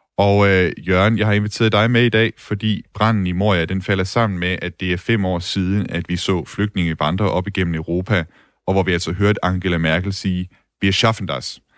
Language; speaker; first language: Danish; native; Danish